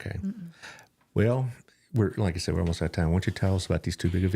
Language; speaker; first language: English; native; English